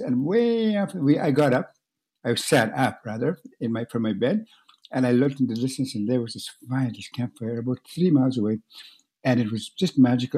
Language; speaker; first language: English; non-native, fluent; Cree